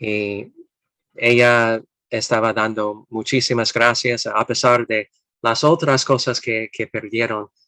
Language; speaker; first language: Spanish; non-native, fluent; English